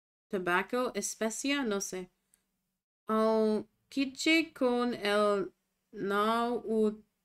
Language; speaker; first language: Spanish; non-native, learner; English